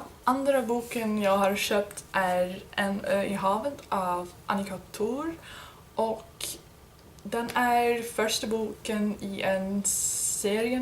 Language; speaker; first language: Swedish; non-native, learner; English